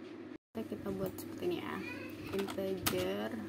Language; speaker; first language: Indonesian; native; Indonesian